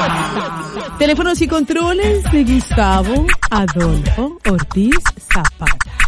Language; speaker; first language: Spanish; native; Spanish